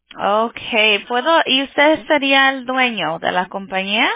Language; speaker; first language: Spanish; early bilingual, heritage; Spanish